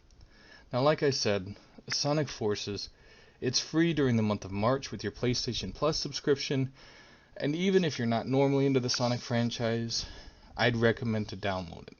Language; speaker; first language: English; native; English